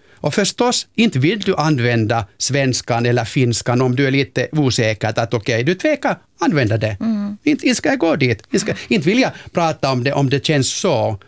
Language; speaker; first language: Swedish; non-native, local second language; Finnish